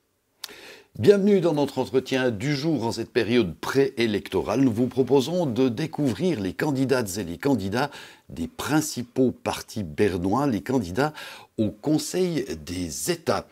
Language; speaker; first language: French; native; French